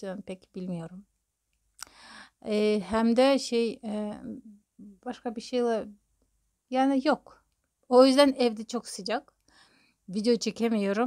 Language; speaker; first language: Turkish; non-native, fluent; Russian